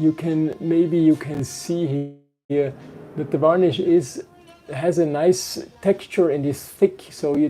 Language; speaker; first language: English; non-native, fluent; German